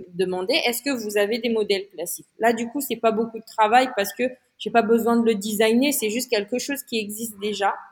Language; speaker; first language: French; non-native, local second language; Malagasy